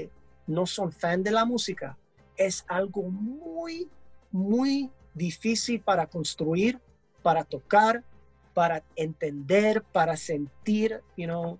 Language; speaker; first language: Spanish; early bilingual, heritage; English